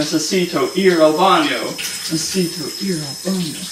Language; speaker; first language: Spanish; non-native, learner; English